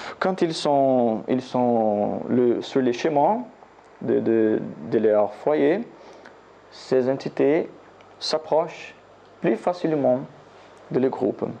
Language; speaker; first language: French; non-native, learner; Portuguese